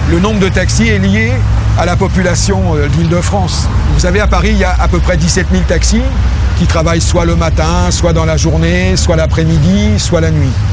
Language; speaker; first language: French; native; French